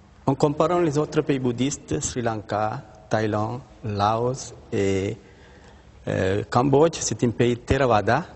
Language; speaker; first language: French; non-native, fluent; Sinhala